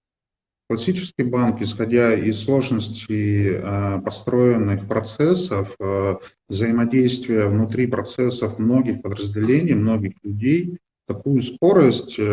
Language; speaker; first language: Russian; native; Russian